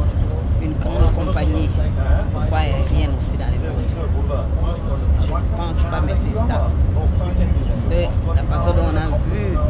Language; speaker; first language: French; non-native, local second language; Lingala